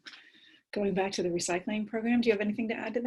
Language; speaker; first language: English; native; English